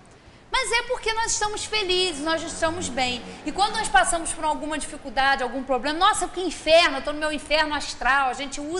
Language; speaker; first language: Portuguese; native; Portuguese